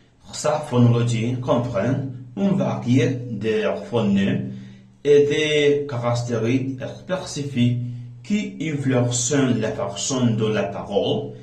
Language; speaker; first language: French; non-native, learner; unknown